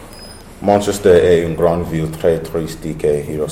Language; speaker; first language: French; non-native, learner; English